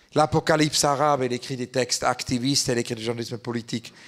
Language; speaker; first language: French; native; French